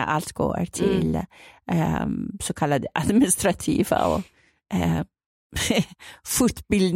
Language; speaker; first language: Swedish; non-native, fluent; Persian